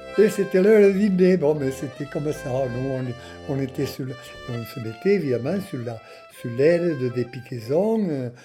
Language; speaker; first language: French; native; French